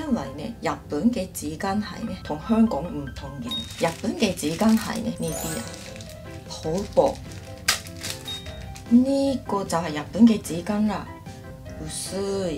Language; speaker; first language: Cantonese; non-native, fluent; Japanese